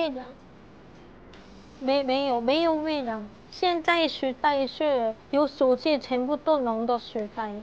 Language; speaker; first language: Chinese; non-native, fluent; Korean